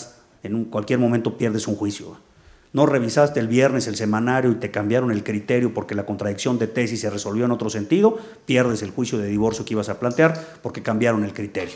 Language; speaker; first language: Spanish; native; Spanish